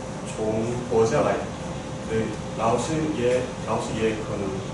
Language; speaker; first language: Chinese; non-native, fluent; Korean